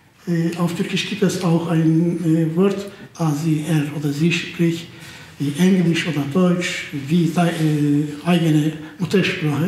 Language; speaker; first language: German; non-native, fluent; Turkish